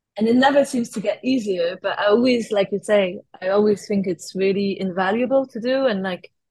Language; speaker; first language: English; non-native, fluent; French